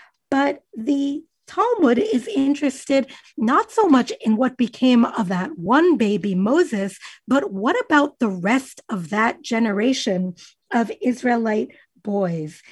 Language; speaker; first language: English; native; English